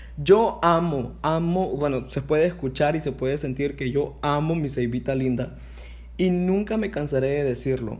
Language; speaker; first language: Spanish; non-native, local second language; English